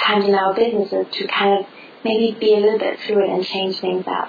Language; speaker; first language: English; non-native, fluent; German